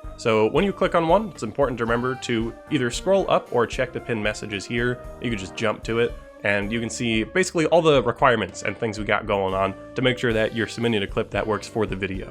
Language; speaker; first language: English; native; English